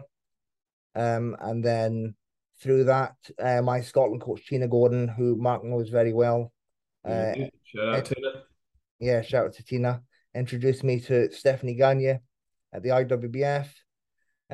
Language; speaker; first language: English; native; English